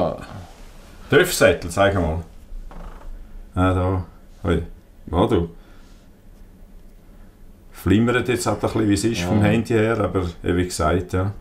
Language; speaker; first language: German; native; German